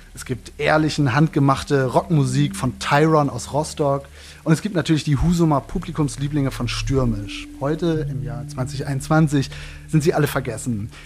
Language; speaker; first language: German; native; German